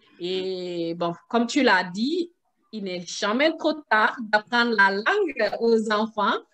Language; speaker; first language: French; non-native, local second language; Susu